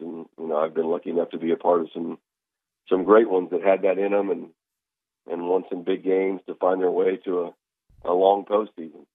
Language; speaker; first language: English; native; English